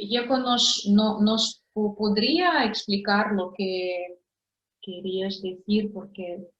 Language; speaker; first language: Spanish; non-native, fluent; Russian